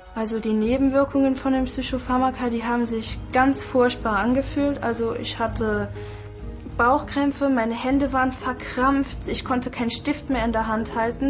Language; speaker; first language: German; native; German